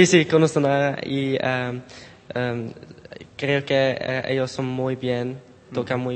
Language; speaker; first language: Spanish; non-native, learner; Dutch